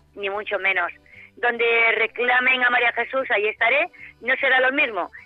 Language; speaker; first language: Spanish; native; Spanish